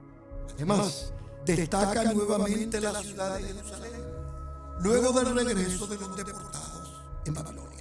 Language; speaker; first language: Spanish; native; Spanish